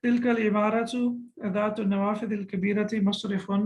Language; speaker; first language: Arabic; non-native, fluent; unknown